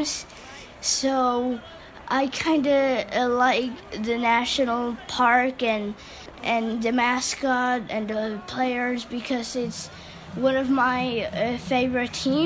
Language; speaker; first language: English; early bilingual, heritage; English